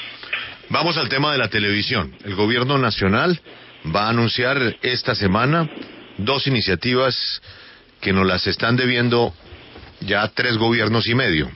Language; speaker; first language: Spanish; native; Spanish